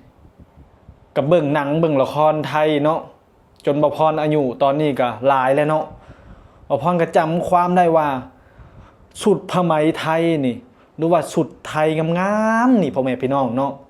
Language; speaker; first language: Thai; non-native, local second language; Northeastern Thai